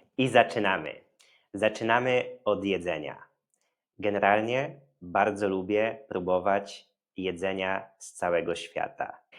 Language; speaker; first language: Polish; native; Polish